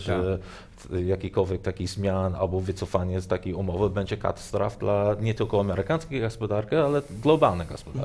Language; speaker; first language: Polish; non-native, learner; English